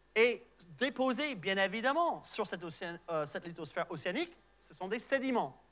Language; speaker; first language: French; non-native, fluent; English